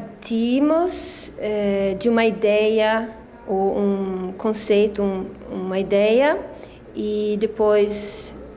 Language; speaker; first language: Portuguese; non-native, fluent; Swedish